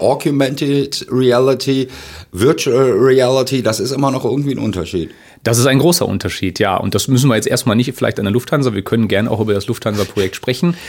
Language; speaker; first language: German; native; German